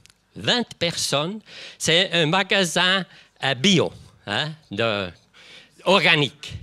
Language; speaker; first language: French; non-native, local second language; German